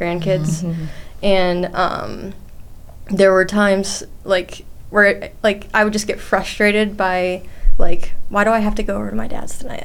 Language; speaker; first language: English; native; English